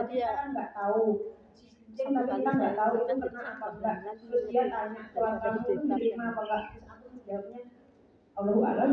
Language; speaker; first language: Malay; non-native, local second language; Javanese